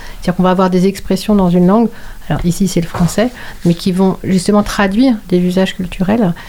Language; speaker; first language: French; native; French